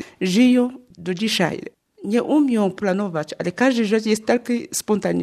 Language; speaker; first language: Polish; non-native, learner; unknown